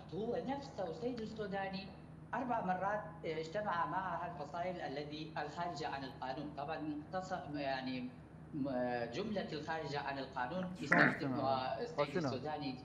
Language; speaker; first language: Arabic; native; Arabic